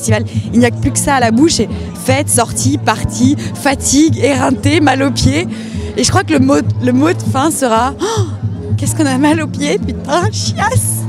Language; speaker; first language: French; native; French